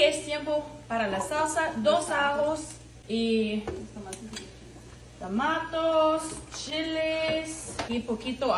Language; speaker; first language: Spanish; non-native, learner; English